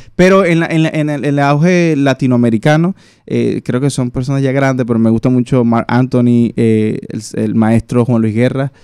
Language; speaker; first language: Spanish; native; Spanish